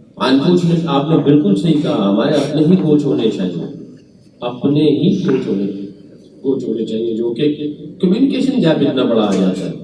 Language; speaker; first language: Urdu; non-native, local second language; Punjabi